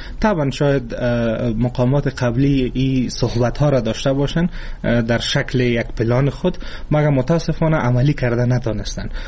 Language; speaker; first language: Persian; non-native, local second language; Pashto